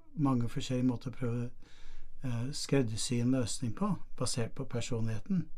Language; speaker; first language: Norwegian; non-native, fluent; English